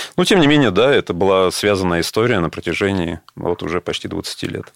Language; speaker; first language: Russian; native; Russian